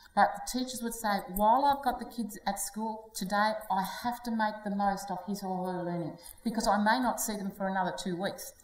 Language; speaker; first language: English; native; English